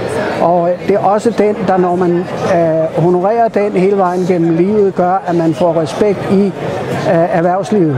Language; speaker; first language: Danish; native; Danish